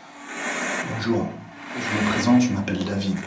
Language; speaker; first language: French; native; French